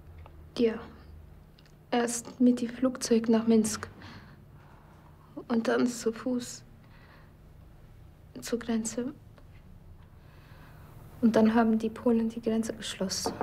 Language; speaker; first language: German; non-native, learner; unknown